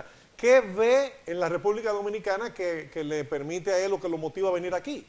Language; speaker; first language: Spanish; native; Spanish